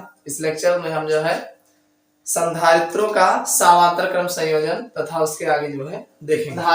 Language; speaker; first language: Hindi; native; Hindi